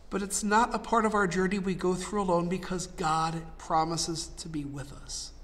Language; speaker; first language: English; native; English